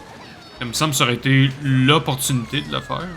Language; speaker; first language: French; native; French